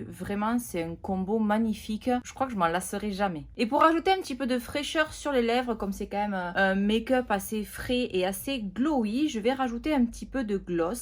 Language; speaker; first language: French; native; French